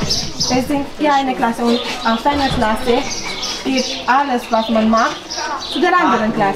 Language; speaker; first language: German; non-native, fluent; Romanian